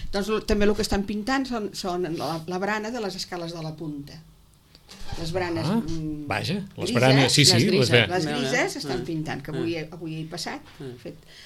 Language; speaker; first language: Catalan; native; Catalan